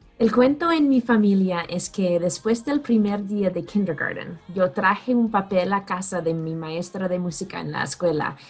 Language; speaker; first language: Spanish; non-native, fluent; English